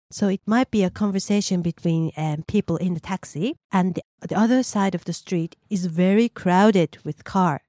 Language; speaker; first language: English; non-native, fluent; Japanese